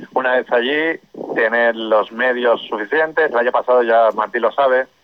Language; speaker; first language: Spanish; non-native, local second language; Catalan